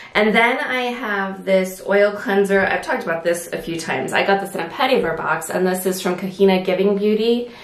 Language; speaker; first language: English; native; English